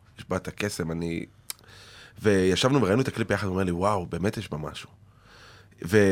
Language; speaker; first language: Hebrew; native; Hebrew